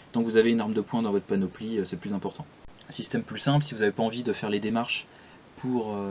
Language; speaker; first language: French; native; French